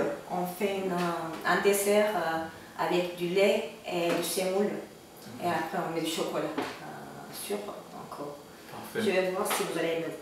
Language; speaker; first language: French; non-native, fluent; Turkish